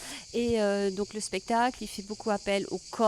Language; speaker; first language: French; native; French